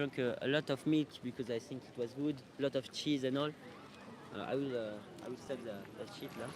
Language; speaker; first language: English; non-native, learner; French